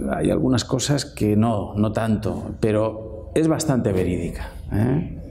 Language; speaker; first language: Spanish; native; Spanish